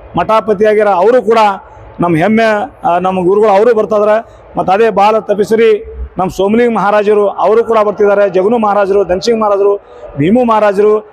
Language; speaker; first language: Kannada; non-native, local second language; Lambadi